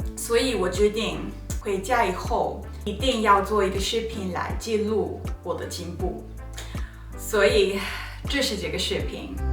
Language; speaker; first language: Chinese; non-native, learner; Spanish